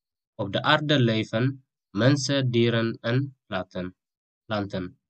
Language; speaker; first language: Dutch; non-native, fluent; Tigrinya